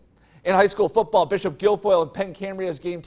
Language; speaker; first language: English; native; English